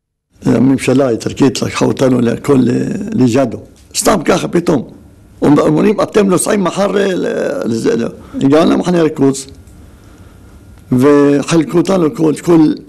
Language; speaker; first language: Hebrew; non-native, local second language; Arabic